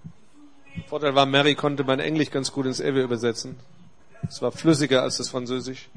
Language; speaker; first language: German; native; German